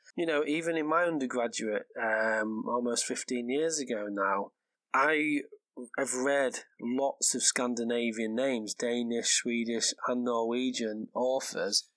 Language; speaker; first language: English; native; English